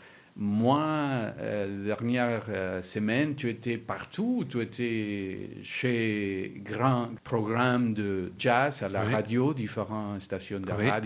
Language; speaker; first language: French; non-native, learner; Spanish